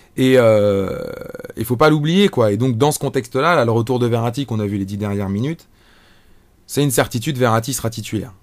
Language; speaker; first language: French; native; French